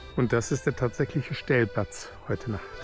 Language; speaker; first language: German; native; German